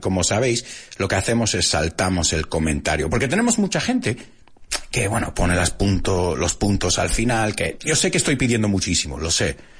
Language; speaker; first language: Spanish; early bilingual, heritage; Spanish